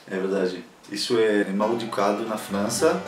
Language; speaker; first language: Portuguese; non-native, fluent; French